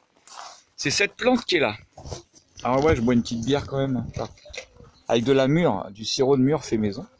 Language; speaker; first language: French; native; French